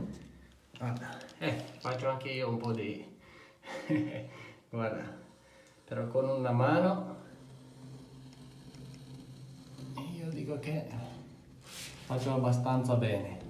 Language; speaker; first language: Italian; non-native, fluent; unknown